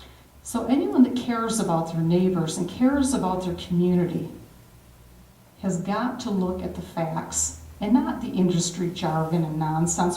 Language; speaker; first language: English; native; English